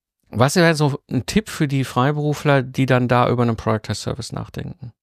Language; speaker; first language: German; native; German